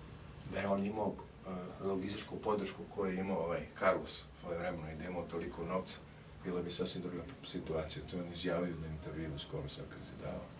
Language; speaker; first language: Bosnian; native; Bosnian